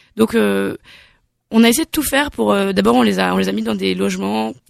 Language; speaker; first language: French; native; French